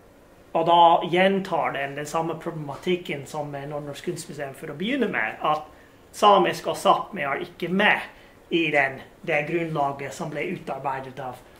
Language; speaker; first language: Norwegian; non-native, fluent; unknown